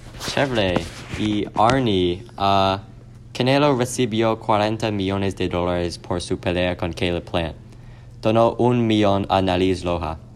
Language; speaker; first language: Spanish; non-native, learner; English